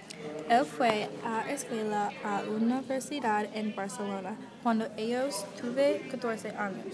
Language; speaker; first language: Spanish; non-native, learner; English